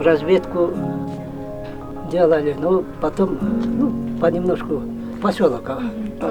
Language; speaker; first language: Russian; non-native, local second language; Kyrgyz